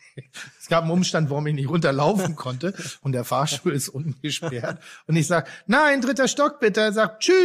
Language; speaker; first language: German; native; German